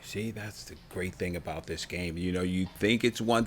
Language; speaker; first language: English; native; English